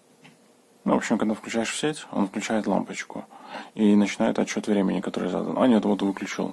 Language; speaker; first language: Russian; native; Russian